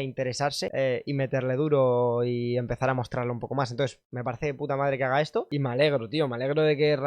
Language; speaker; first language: Spanish; native; Spanish